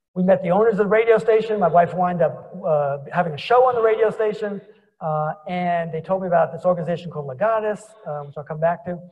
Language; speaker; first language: English; native; English